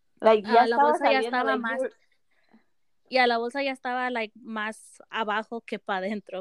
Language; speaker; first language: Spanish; early bilingual, heritage; Spanish